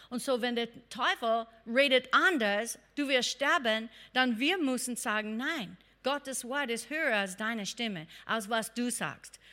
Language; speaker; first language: German; non-native, fluent; English